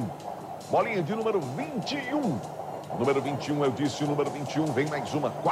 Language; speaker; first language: Portuguese; native; Portuguese